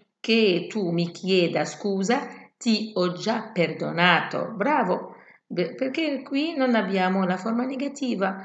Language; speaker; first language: Italian; non-native, fluent; Arabic